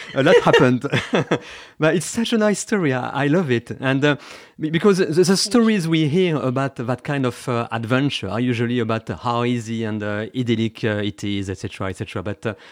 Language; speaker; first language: English; non-native, fluent; French